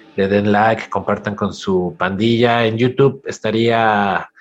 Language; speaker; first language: English; non-native, fluent; Spanish